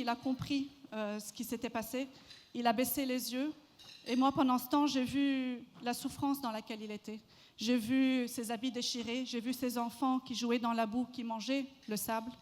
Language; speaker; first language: French; non-native, local second language; Arabic